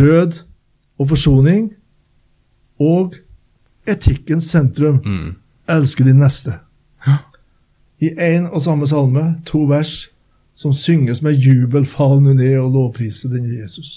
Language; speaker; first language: Norwegian; native; Norwegian